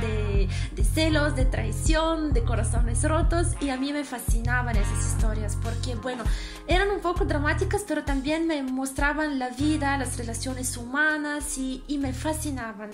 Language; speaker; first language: Spanish; non-native, fluent; Bulgarian